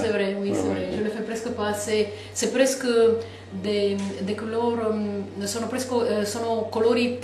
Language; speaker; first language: French; non-native, fluent; Italian